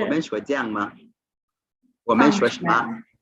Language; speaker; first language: Chinese; non-native, fluent; Swahili